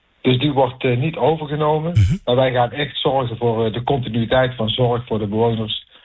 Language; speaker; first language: Dutch; native; Dutch